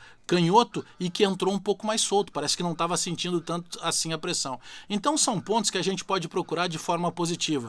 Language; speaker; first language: Portuguese; native; Portuguese